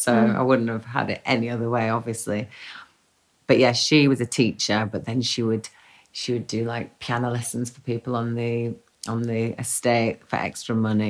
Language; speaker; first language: English; native; English